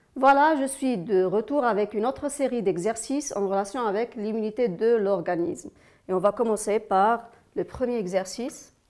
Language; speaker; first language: French; non-native, local second language; Arabic